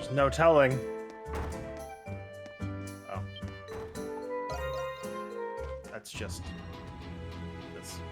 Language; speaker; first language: English; native; English